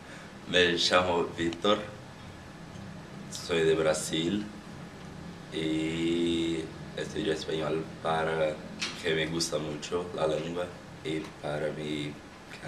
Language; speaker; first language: Spanish; non-native, learner; Portuguese